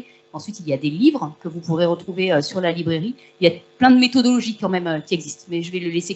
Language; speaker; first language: French; native; French